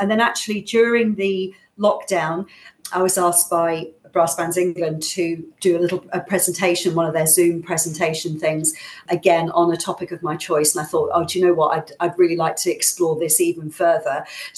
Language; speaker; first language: English; native; English